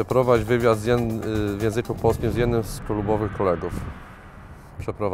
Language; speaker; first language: Polish; native; Polish